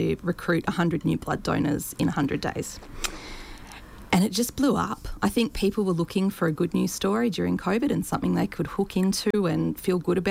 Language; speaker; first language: English; native; English